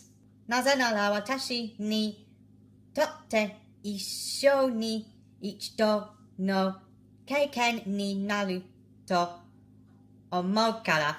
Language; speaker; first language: Japanese; non-native, learner; English